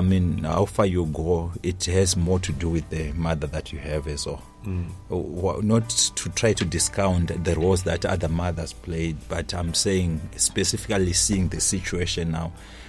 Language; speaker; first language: English; non-native, local second language; Shona